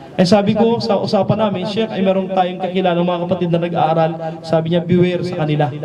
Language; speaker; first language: Filipino; non-native, local second language; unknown